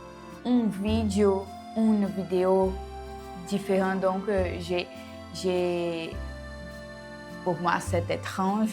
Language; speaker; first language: French; non-native, learner; Portuguese